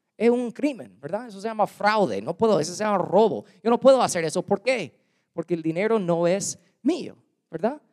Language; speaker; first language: Spanish; non-native, fluent; English